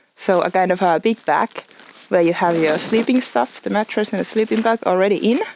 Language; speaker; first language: English; non-native, fluent; Finnish